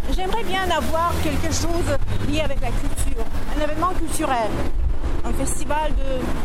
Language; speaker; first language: French; non-native, fluent; Azerbaijani